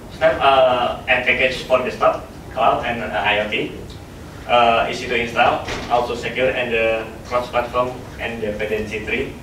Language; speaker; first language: English; non-native, learner; Indonesian